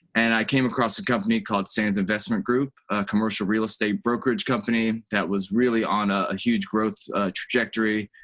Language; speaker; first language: English; native; English